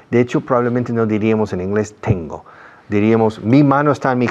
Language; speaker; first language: Spanish; non-native, fluent; English